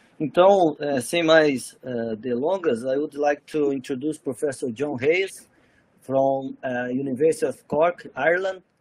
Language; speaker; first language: English; non-native, fluent; Portuguese